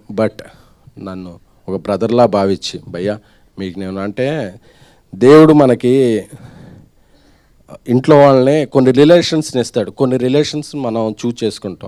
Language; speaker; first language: Telugu; native; Telugu